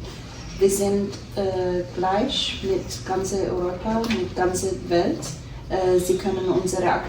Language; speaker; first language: German; non-native, fluent; Turkish